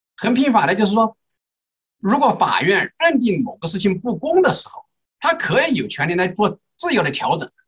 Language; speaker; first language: Chinese; native; Chinese